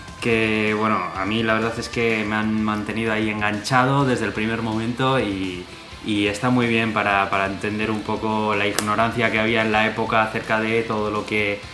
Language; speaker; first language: Spanish; native; Spanish